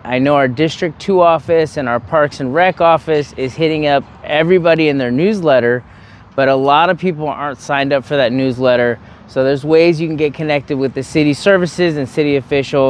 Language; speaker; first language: English; native; English